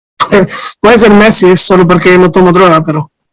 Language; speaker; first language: Spanish; non-native, fluent; English